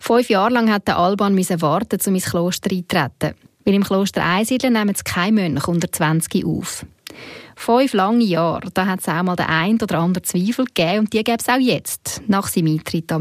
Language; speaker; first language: German; native; German